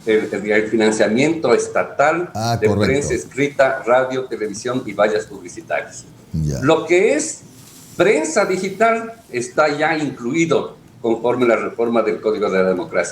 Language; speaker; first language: Spanish; native; Spanish